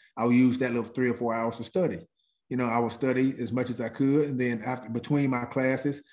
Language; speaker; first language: English; native; English